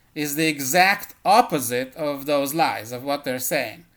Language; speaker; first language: English; early bilingual, other home language; Russian